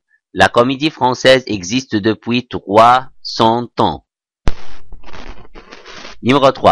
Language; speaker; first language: French; non-native, fluent; Arabic